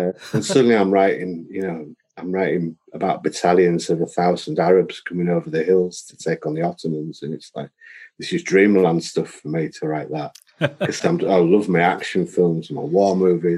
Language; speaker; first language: English; native; English